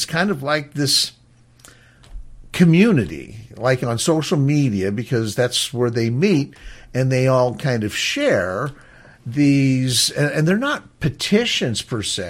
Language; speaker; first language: English; native; English